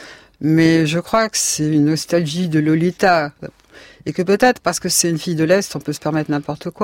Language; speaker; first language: French; native; French